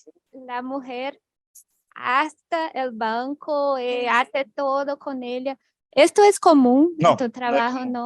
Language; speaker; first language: Spanish; non-native, fluent; Portuguese